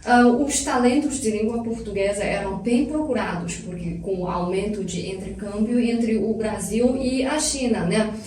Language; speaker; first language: Portuguese; non-native, fluent; Chinese